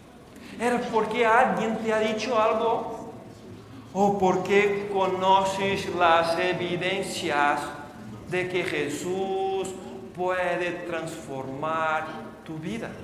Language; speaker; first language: Spanish; non-native, fluent; Portuguese